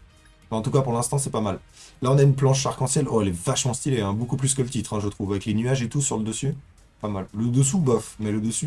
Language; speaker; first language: French; native; French